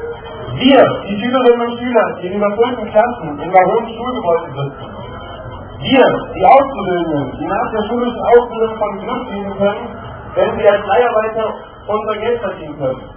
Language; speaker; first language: German; native; German